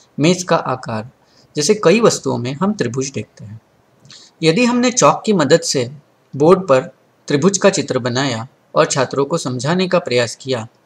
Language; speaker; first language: Hindi; non-native, local second language; Marathi